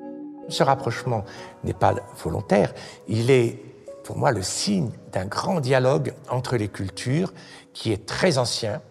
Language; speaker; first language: French; native; French